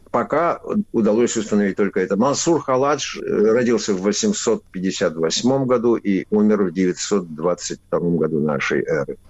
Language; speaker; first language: Russian; non-native, local second language; Avaric